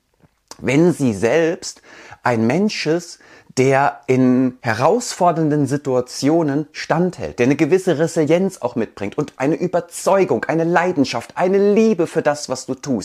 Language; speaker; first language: German; native; German